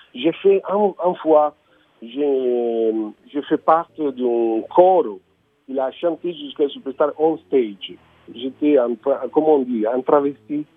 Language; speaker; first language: French; non-native, learner; Italian